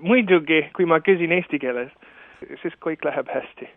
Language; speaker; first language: Estonian; non-native, fluent; English